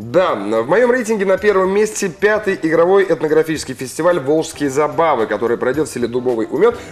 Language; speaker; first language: Russian; native; Russian